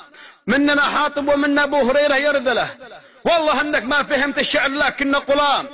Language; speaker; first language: Arabic; native; Arabic